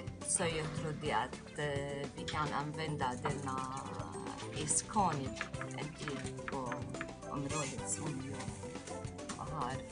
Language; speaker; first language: Swedish; non-native, learner; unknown